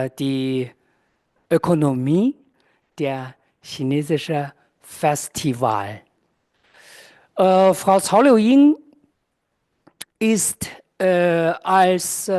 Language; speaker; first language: German; non-native, fluent; Chinese